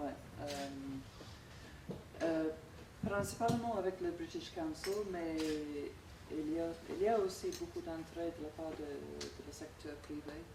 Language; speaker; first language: French; non-native, fluent; English